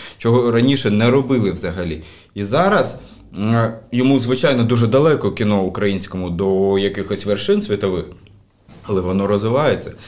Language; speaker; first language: Ukrainian; non-native, local second language; Russian